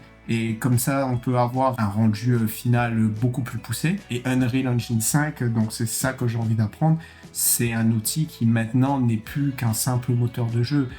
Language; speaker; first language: French; native; French